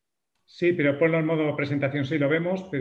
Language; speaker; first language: Spanish; native; Spanish